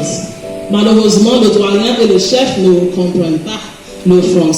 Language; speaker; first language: French; non-native, fluent; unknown